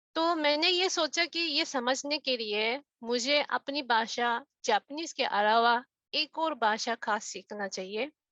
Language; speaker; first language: Hindi; non-native, fluent; Japanese